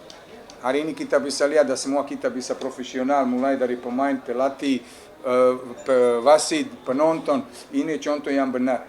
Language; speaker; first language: Indonesian; non-native, fluent; Serbian